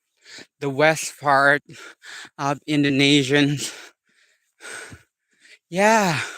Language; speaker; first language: English; non-native, learner; Indonesian